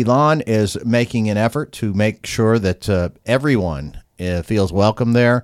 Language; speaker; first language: English; native; English